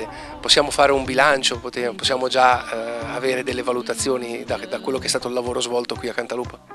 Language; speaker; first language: Italian; native; Italian